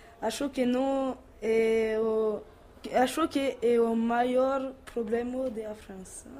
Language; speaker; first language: Portuguese; non-native, learner; French